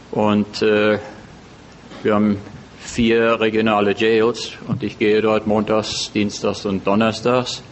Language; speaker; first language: German; native; German